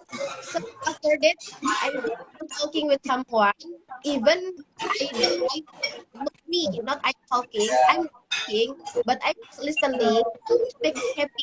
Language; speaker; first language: English; non-native, learner; Indonesian